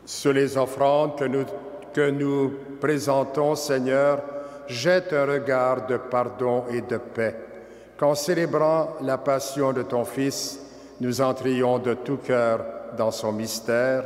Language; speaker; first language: French; native; French